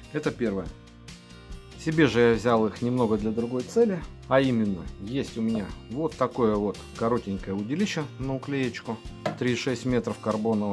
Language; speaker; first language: Russian; native; Russian